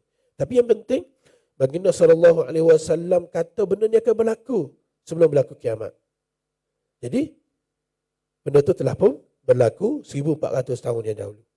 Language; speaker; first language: Malay; native; Malay